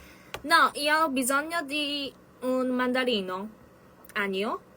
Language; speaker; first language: Italian; non-native, learner; Korean